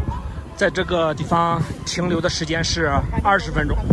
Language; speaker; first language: Chinese; native; Chinese